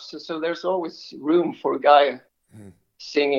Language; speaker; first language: English; non-native, fluent; Swedish